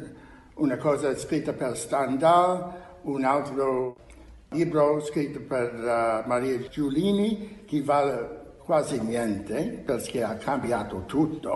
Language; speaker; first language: Italian; non-native, learner; English